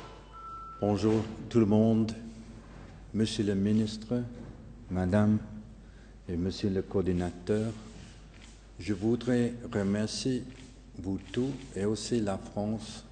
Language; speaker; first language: French; non-native, fluent; English